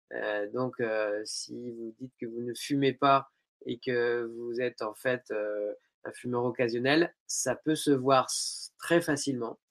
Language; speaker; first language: French; native; French